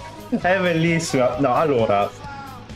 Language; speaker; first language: Italian; native; Italian